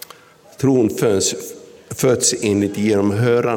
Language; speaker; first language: Swedish; non-native, local second language; Finnish